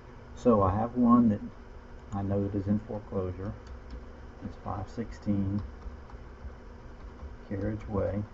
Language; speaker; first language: English; native; English